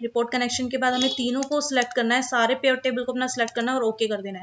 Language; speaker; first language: Hindi; native; Hindi